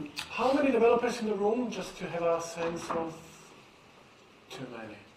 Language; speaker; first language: English; non-native, fluent; Italian